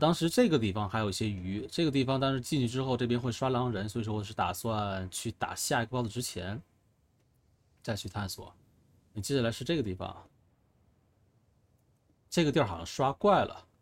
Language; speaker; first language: Chinese; native; Chinese